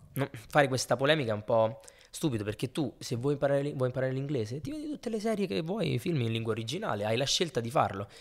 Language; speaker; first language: Italian; native; Italian